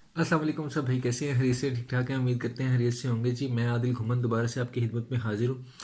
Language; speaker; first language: Urdu; non-native, local second language; Punjabi